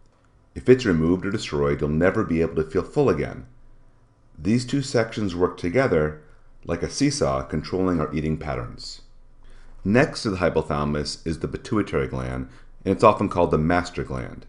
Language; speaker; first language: English; native; English